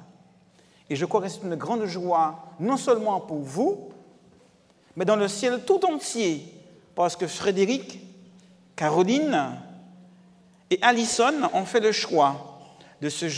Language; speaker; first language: French; native; French